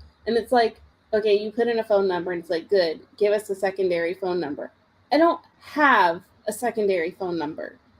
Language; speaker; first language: English; native; English